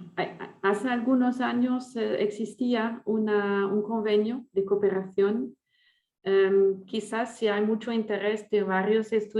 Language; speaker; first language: Spanish; non-native, fluent; French